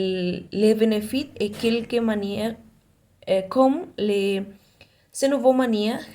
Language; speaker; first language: French; non-native, learner; Spanish